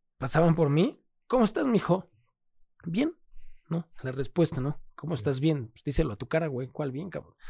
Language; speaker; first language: Spanish; native; Spanish